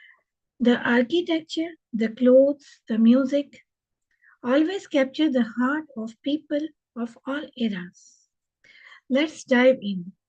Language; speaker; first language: English; non-native, local second language; Hindi